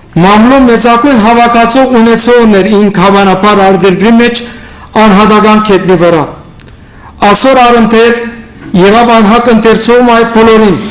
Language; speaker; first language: Armenian; native; Armenian